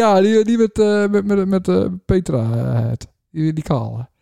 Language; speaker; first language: Dutch; native; Dutch